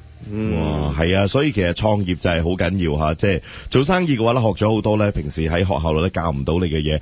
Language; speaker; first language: Cantonese; native; Cantonese